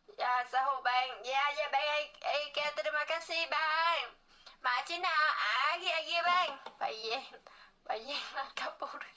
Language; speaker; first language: Indonesian; non-native, learner; Vietnamese